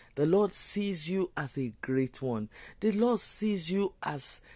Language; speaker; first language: English; non-native, local second language; Yoruba